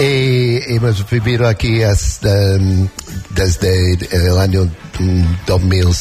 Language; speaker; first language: Spanish; non-native, learner; English